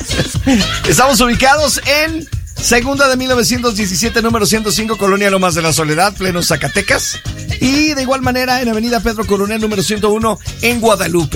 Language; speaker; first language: Spanish; native; Spanish